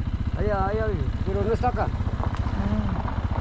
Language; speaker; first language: Spanish; native; Spanish